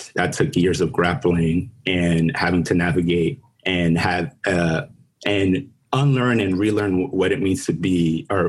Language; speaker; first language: English; non-native, fluent; Spanish